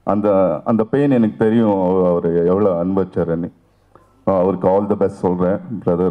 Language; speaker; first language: Tamil; non-native, fluent; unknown